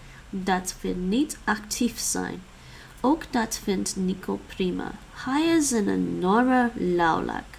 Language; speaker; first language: Dutch; non-native, learner; English